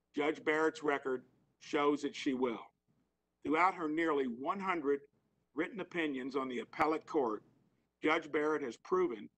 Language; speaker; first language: English; native; English